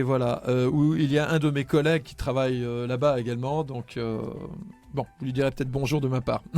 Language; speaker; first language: French; native; French